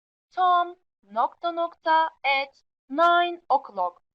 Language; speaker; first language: English; non-native, fluent; Turkish